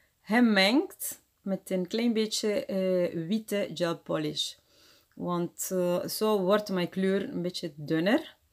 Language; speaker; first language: Dutch; non-native, fluent; Spanish